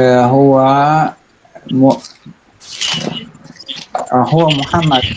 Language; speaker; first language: Arabic; non-native, learner; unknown